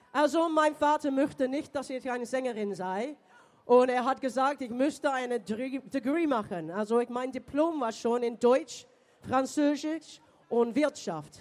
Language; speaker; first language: German; non-native, learner; English